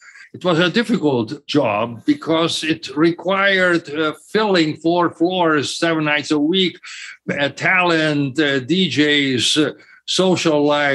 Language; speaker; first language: English; non-native, fluent; German